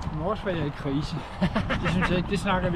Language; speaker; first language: Danish; native; Danish